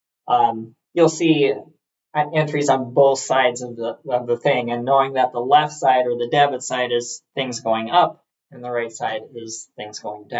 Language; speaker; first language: English; native; English